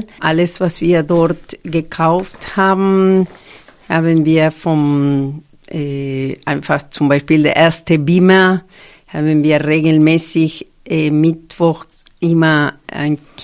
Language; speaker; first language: German; non-native, fluent; Spanish